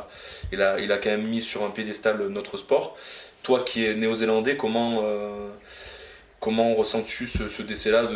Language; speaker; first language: French; native; French